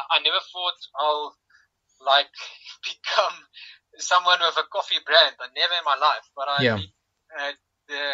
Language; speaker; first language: English; non-native, local second language; Afrikaans